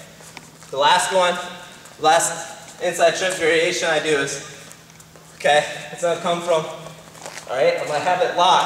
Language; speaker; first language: English; native; English